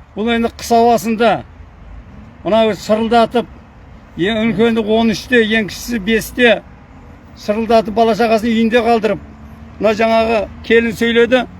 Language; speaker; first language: Kazakh; native; Kazakh